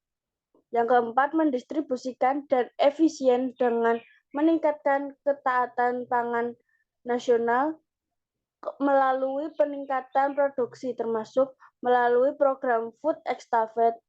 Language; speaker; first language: Indonesian; native; Indonesian